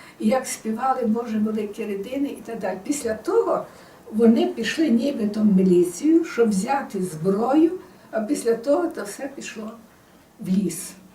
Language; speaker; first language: Ukrainian; native; Ukrainian